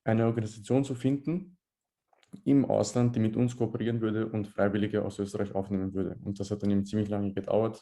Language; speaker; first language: German; early bilingual, other home language; Bosnian